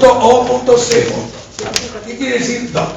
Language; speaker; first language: Spanish; native; Spanish